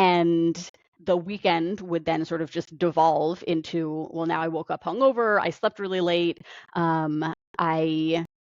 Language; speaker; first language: English; native; English